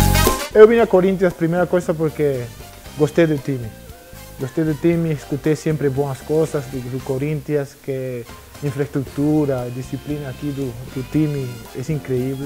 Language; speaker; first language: Portuguese; non-native, learner; Spanish